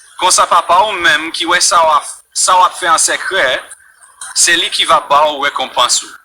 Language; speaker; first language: Haitian Creole; non-native, fluent; English